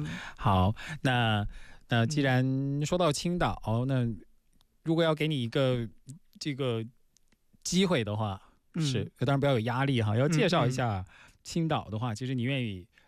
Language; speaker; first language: Chinese; native; Chinese